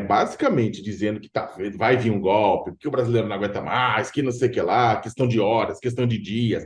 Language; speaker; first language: Portuguese; native; Portuguese